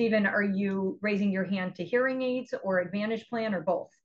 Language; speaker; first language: English; native; English